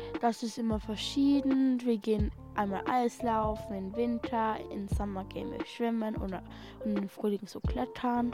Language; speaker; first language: German; early bilingual, other home language; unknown